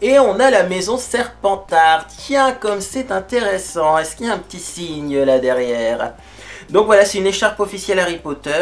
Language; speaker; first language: French; native; French